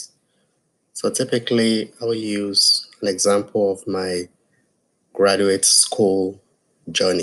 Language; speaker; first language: English; non-native, local second language; Yoruba